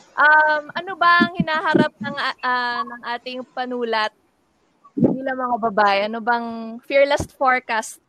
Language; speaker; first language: Filipino; native; Filipino